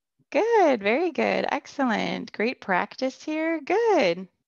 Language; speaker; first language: English; native; English